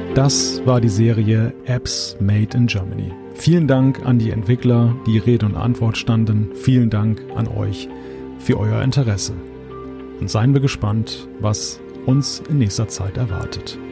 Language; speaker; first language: German; native; German